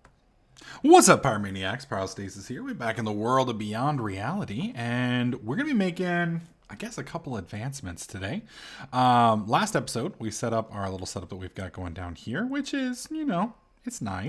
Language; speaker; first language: English; native; English